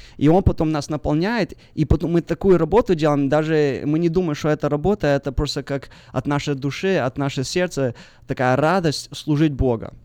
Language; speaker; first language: Russian; early bilingual, heritage; Russian